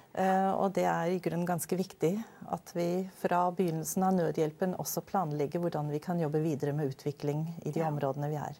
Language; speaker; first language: Norwegian; early bilingual, other home language; Danish